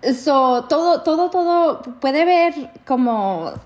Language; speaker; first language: Spanish; early bilingual, heritage; Spanish